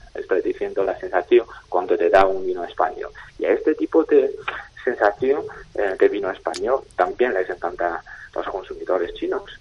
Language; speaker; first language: Spanish; non-native, fluent; Chinese